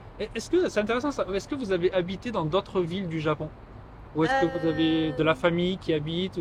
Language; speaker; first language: French; native; French